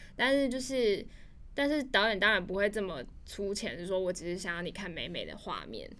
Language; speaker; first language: Chinese; native; Chinese